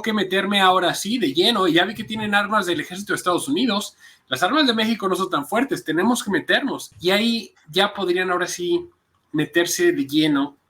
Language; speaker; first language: Spanish; native; Spanish